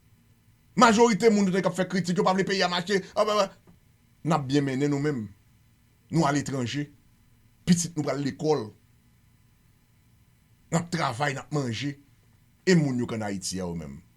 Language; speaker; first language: Haitian Creole; native; Haitian Creole